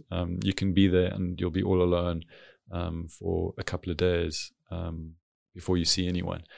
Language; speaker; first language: English; native; English